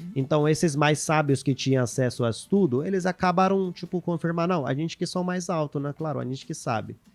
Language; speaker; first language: Portuguese; non-native, fluent; Hindi